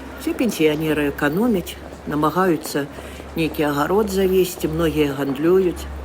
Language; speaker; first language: Belarusian; native; Belarusian